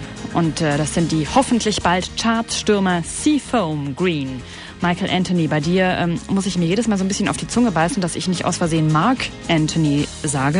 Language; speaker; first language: German; native; German